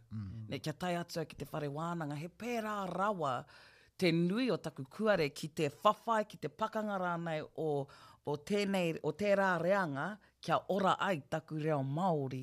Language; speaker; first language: Māori; non-native, local second language; English